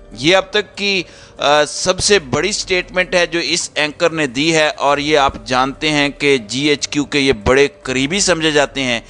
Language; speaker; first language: Urdu; native; Urdu